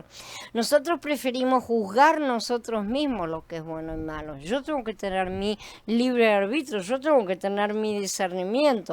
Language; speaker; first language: Spanish; native; Spanish